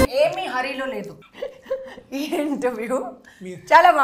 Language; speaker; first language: Telugu; non-native, learner; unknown